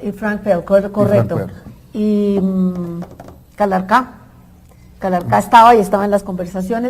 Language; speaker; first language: Spanish; native; Spanish